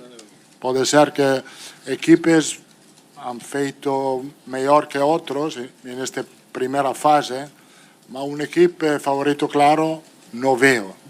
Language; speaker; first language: Portuguese; non-native, fluent; Italian